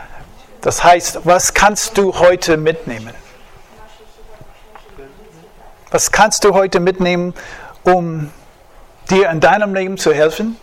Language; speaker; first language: German; non-native, fluent; English